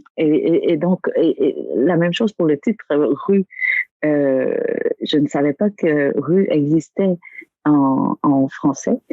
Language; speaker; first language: French; early bilingual, other home language; Vietnamese